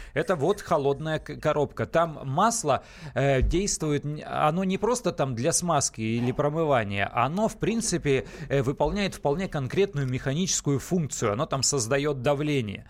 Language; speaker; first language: Russian; native; Russian